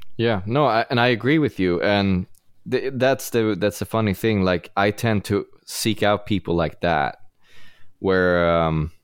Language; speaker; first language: English; non-native, fluent; Swedish